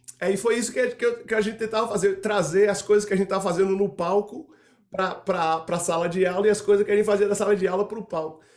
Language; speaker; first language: Portuguese; native; Portuguese